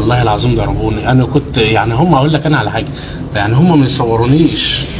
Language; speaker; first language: Arabic; native; Arabic